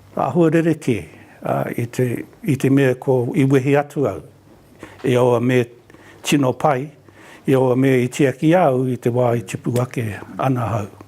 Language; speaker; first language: Māori; native; Māori